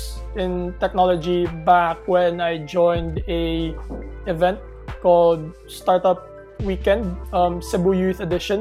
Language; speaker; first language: English; non-native, local second language; Cebuano